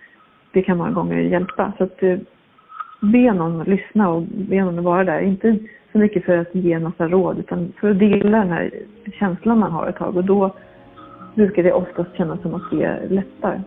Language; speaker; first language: Swedish; native; Swedish